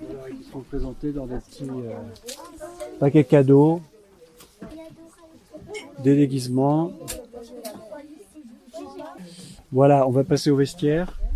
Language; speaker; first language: French; native; French